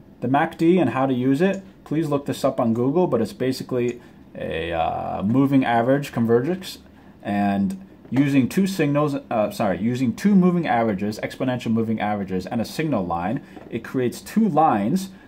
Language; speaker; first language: English; early bilingual, other home language; Japanese